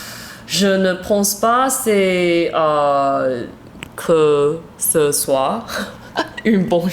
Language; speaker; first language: French; non-native, learner; Chinese